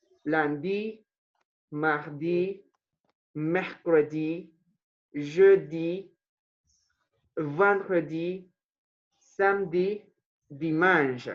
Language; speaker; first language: French; non-native, fluent; Spanish